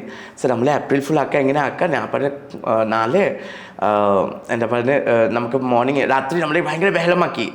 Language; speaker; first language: Malayalam; non-native, learner; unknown